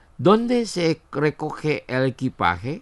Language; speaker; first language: Spanish; non-native, fluent; Indonesian